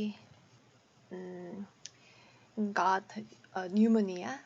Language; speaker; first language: English; non-native, learner; Korean